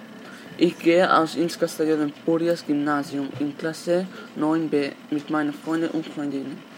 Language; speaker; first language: German; non-native, learner; Dutch